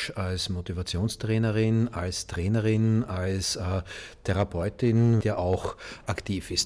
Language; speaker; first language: German; native; German